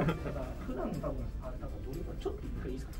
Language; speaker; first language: Japanese; native; Japanese